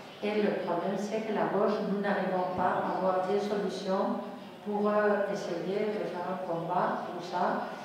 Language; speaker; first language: French; non-native, fluent; Spanish